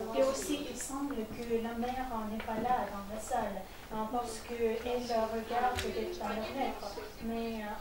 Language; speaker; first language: French; non-native, learner; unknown